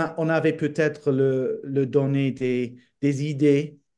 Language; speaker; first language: French; non-native, fluent; English